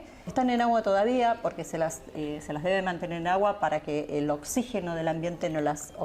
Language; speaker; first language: Spanish; native; Spanish